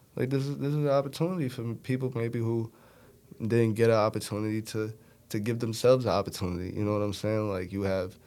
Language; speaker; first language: English; native; English